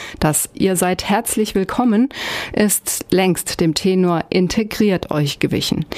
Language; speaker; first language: German; native; German